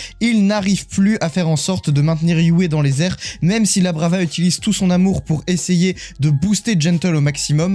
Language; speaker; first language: French; native; French